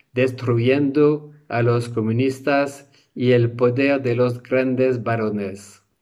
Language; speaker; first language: Spanish; non-native, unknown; English